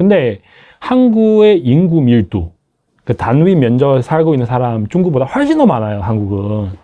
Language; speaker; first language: Korean; non-native, fluent; Chinese